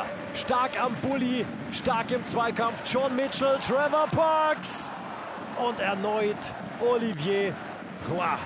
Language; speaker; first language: German; native; German